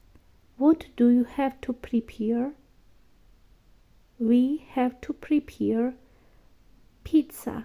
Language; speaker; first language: English; non-native, fluent; Georgian